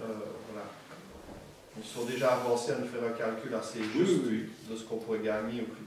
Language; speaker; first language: French; native; French